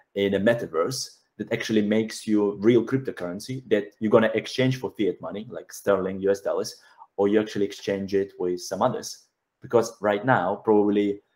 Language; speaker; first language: English; non-native, fluent; Russian